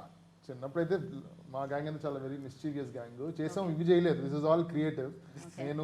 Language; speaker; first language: Telugu; native; Telugu